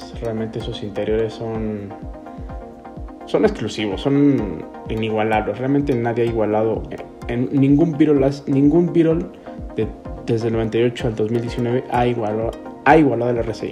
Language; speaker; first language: Spanish; native; Spanish